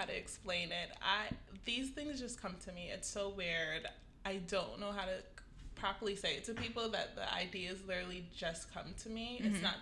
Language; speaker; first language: English; native; English